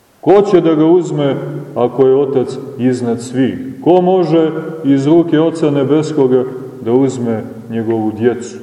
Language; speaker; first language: Serbian; native; Serbian